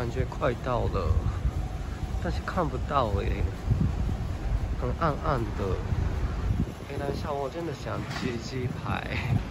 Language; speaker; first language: Chinese; non-native, fluent; Japanese